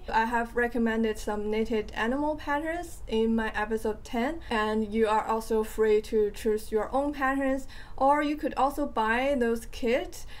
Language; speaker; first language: English; non-native, fluent; Chinese